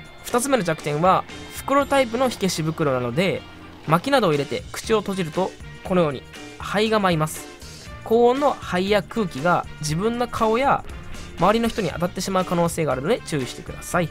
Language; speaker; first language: Japanese; native; Japanese